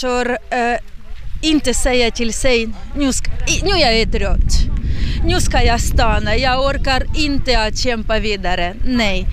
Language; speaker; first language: Swedish; non-native, learner; Ukrainian